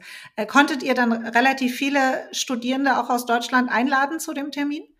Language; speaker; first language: German; native; German